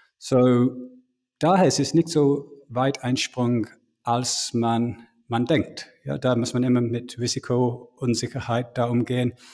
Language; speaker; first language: German; non-native, fluent; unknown